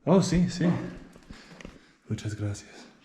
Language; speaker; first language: Spanish; non-native, learner; English